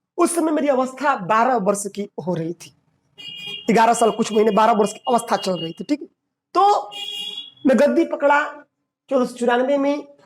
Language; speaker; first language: Hindi; native; Hindi